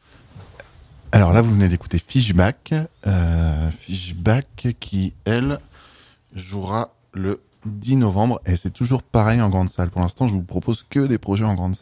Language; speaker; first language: French; native; French